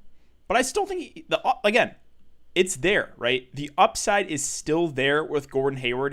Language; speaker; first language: English; native; English